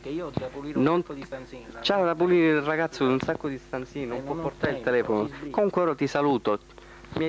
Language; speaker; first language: Italian; native; Italian